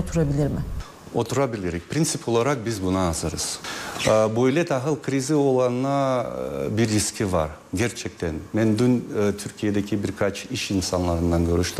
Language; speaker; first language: Turkish; non-native, fluent; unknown